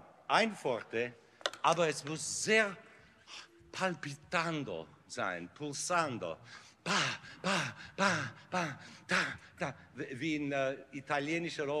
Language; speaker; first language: German; non-native, learner; English